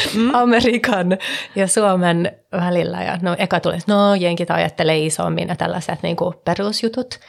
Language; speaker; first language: Finnish; early bilingual, heritage; Finnish